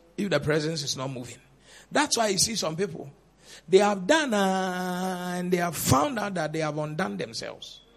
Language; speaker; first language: English; non-native, local second language; Akan